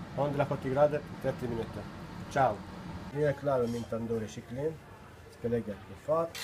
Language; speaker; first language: Swedish; non-native, learner; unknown